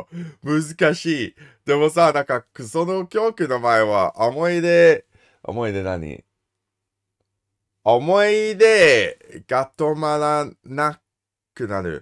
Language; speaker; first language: Japanese; non-native, learner; English